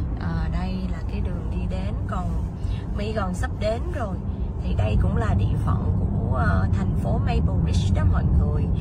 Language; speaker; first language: Vietnamese; native; Vietnamese